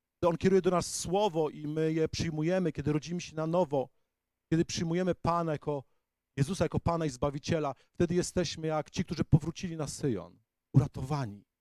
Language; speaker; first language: Polish; native; Polish